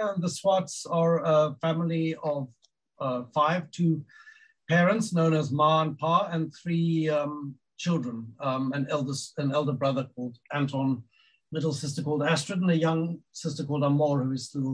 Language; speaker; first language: English; native; English